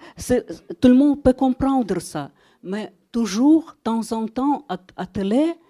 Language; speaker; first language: French; non-native, fluent; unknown